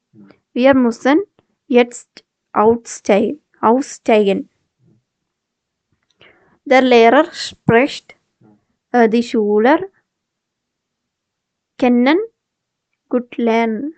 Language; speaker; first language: German; non-native, learner; Malayalam